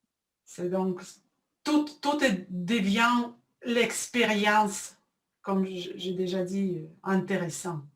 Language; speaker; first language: French; non-native, fluent; Russian